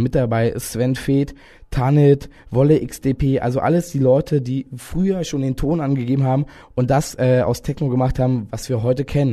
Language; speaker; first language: German; native; German